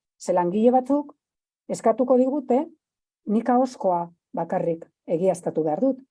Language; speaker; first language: Basque; native; Basque